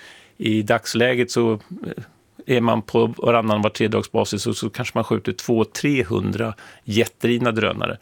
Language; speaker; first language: Swedish; native; Swedish